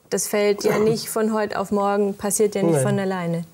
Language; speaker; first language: German; native; German